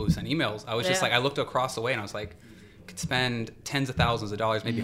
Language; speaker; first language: English; native; English